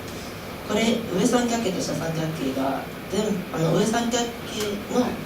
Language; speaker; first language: Japanese; native; Japanese